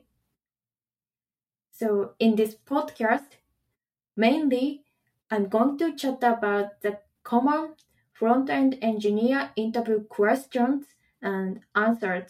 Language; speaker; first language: English; non-native, fluent; Japanese